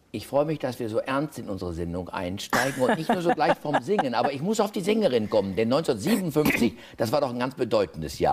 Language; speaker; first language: German; native; German